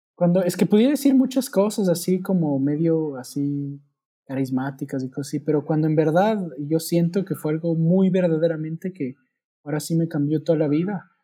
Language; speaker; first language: Spanish; native; Spanish